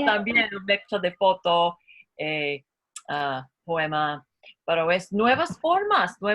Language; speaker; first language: Spanish; non-native, learner; English